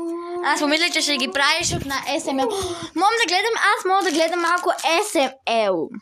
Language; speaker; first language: Bulgarian; early bilingual, other home language; Russian